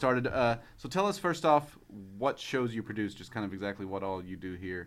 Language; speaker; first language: English; native; English